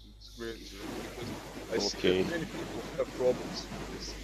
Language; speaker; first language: English; non-native, fluent; Croatian